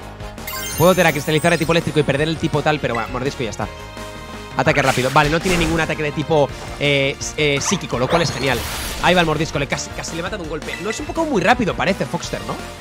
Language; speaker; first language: Spanish; native; Spanish